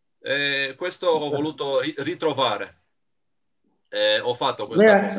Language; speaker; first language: Italian; non-native, fluent; Romanian